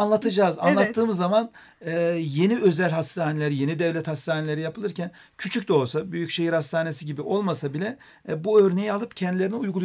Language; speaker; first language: Turkish; native; Turkish